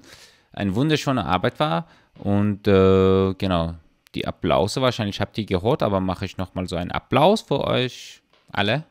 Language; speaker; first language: German; non-native, learner; Persian